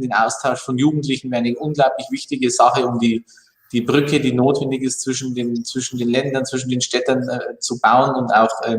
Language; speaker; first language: German; native; German